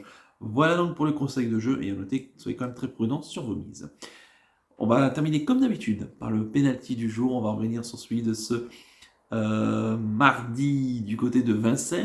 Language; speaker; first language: French; native; French